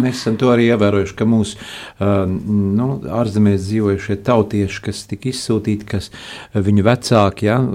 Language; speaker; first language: Latvian; native; Latvian